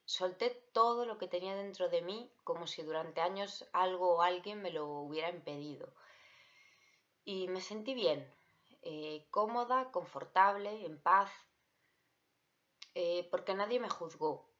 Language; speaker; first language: Spanish; native; Spanish